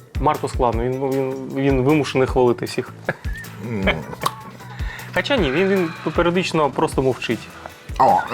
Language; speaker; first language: Ukrainian; native; Ukrainian